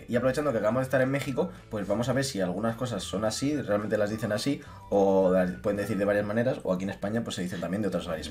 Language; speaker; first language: Spanish; native; Spanish